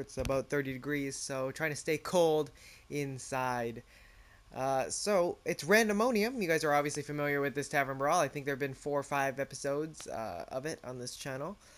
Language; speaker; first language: English; native; English